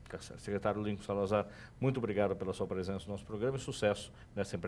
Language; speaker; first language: Portuguese; native; Portuguese